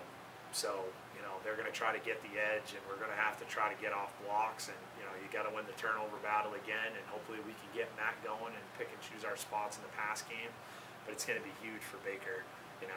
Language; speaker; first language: English; native; English